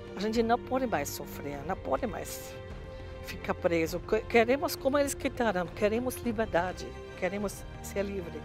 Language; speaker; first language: Portuguese; non-native, fluent; German